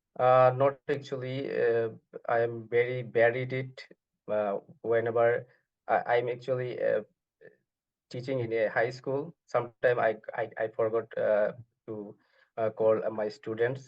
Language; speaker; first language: English; non-native, learner; Bangla